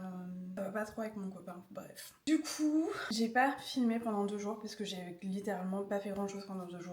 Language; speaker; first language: French; native; French